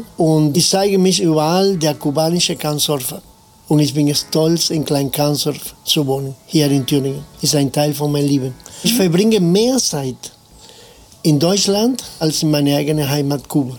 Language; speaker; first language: German; non-native, fluent; Spanish